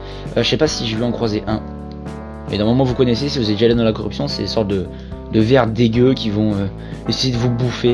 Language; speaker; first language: French; native; French